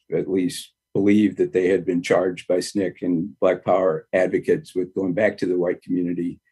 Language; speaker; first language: English; native; English